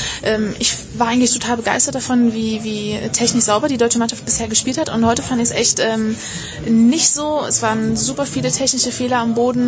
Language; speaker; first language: German; native; German